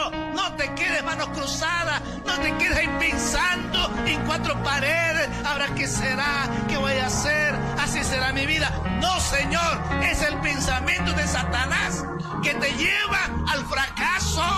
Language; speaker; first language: Spanish; native; Spanish